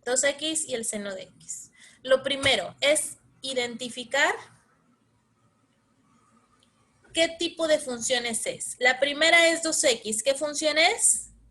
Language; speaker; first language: Spanish; native; Spanish